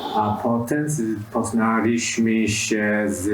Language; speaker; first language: Polish; non-native, learner; Chinese